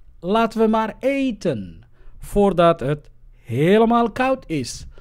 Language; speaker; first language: Dutch; non-native, fluent; Somali